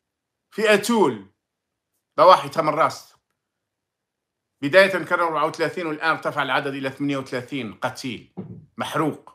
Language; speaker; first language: Arabic; native; Arabic